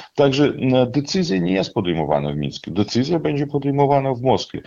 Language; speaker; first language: Polish; non-native, fluent; Russian